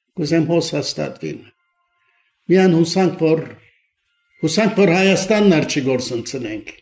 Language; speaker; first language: Armenian; early bilingual, heritage; Armenian